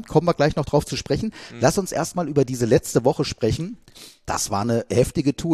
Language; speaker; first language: German; native; German